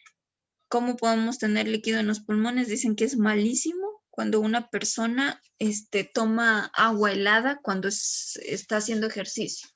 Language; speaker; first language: Spanish; native; Spanish